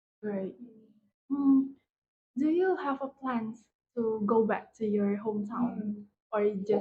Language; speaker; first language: English; non-native, learner; Indonesian